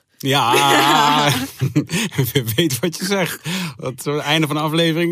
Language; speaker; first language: Dutch; native; Dutch